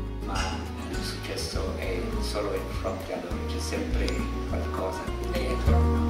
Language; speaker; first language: Italian; non-native, learner; German